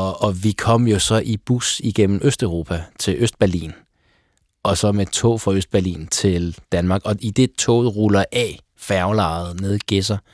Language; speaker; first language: Danish; early bilingual, other home language; Persian